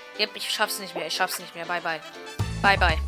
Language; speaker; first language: German; native; German